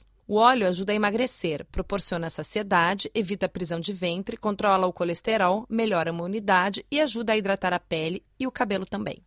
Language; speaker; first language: Portuguese; native; Portuguese